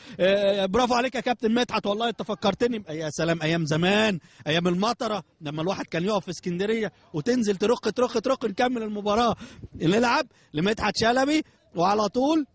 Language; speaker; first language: Arabic; native; Arabic